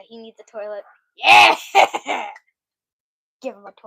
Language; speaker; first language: English; native; English